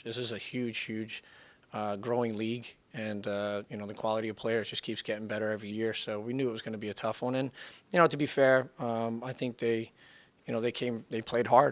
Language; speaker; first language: English; native; English